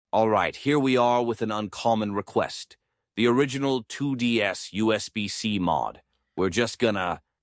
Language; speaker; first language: English; native; English